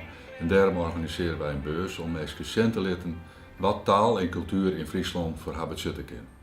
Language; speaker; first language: Dutch; non-native, local second language; Western Frisian